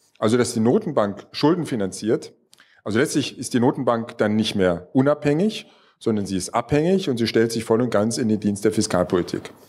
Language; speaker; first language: German; native; German